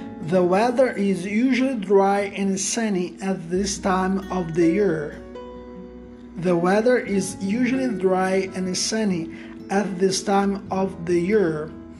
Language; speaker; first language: English; non-native, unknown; Portuguese